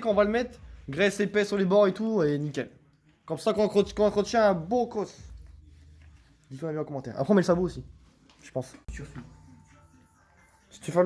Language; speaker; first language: French; native; French